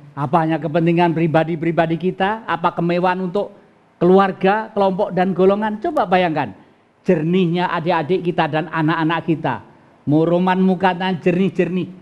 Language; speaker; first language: Indonesian; non-native, local second language; Javanese